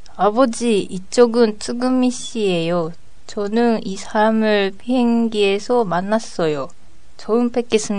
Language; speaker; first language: Korean; non-native, learner; Japanese